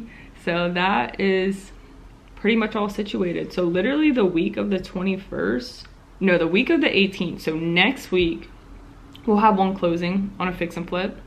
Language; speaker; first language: English; native; English